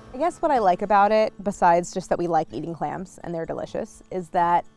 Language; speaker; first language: English; native; English